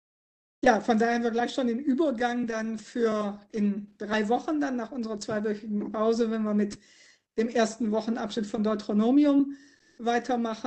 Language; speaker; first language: German; native; German